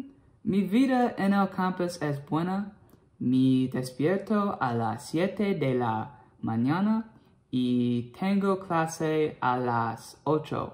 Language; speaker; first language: Spanish; non-native, learner; English